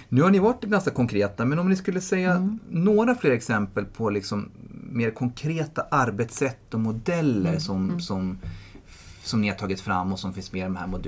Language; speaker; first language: Swedish; native; Swedish